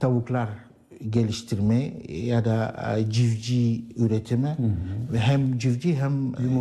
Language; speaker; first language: Turkish; non-native, learner; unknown